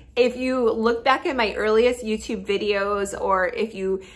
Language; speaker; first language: English; native; English